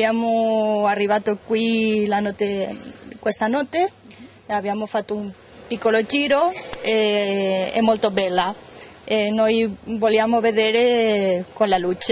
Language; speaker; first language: Italian; non-native, learner; Spanish